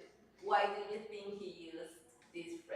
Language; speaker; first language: English; non-native, fluent; Spanish